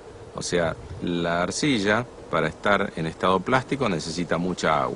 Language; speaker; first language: Spanish; native; Spanish